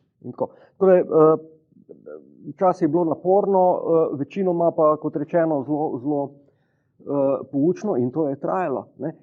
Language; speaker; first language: Slovenian; native; Slovenian